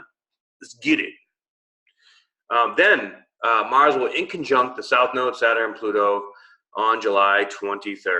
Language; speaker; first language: English; native; English